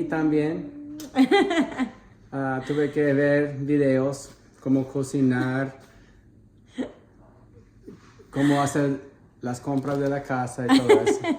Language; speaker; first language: Spanish; non-native, fluent; English